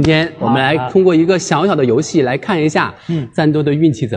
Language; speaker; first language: Chinese; native; Chinese